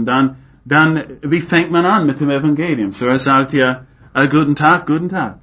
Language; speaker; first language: German; non-native, fluent; English